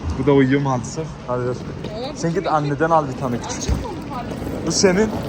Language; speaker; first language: Turkish; early bilingual, heritage; Turkish